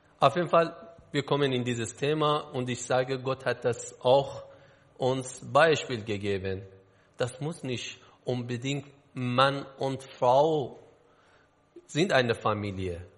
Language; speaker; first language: German; non-native, learner; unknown